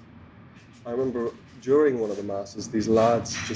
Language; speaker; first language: English; native; English